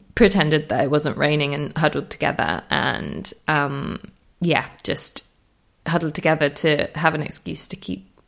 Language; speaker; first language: English; native; English